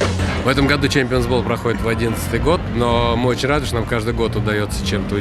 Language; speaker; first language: Russian; native; Russian